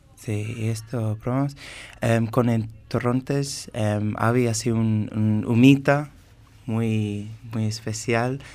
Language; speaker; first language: Spanish; non-native, fluent; English